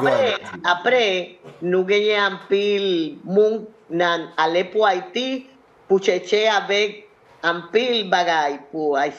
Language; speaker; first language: Haitian Creole; non-native, learner; Spanish